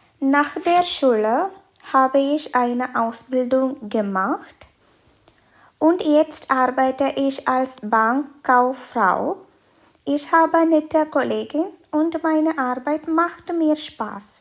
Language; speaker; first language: German; non-native, fluent; Malayalam